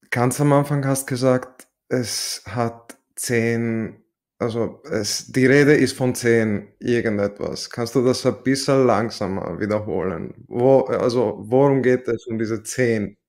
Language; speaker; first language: German; non-native, fluent; Italian